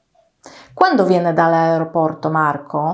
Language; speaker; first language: Italian; non-native, fluent; Polish